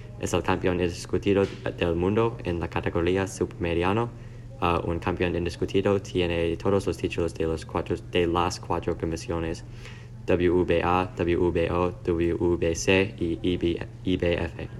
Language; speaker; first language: Spanish; non-native, learner; English